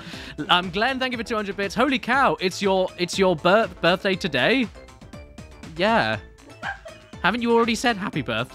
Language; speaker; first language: English; native; English